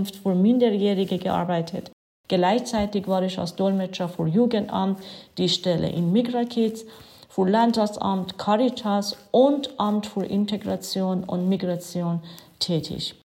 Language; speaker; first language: German; non-native, fluent; Persian